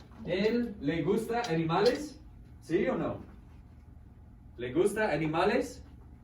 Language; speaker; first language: Spanish; non-native, fluent; English